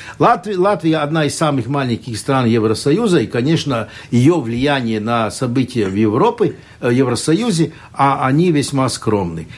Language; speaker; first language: Russian; non-native, local second language; Latvian